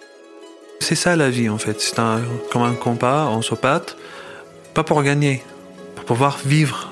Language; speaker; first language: French; non-native, fluent; Arabic